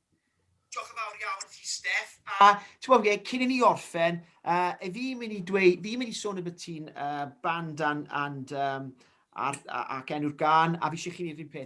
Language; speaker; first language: Welsh; native; Welsh